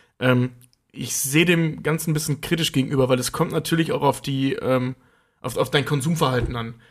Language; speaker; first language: German; native; German